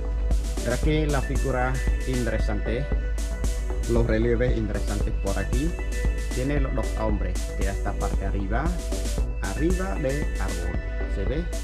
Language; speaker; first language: Spanish; non-native, fluent; Khmer